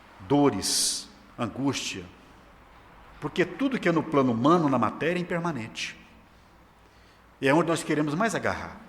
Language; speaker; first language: Portuguese; native; Portuguese